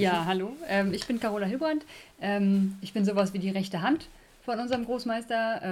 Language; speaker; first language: German; native; German